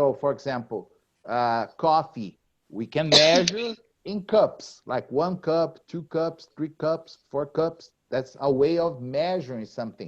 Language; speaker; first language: English; non-native, fluent; Portuguese